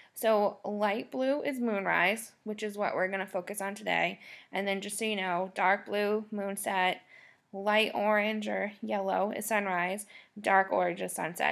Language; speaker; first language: English; native; English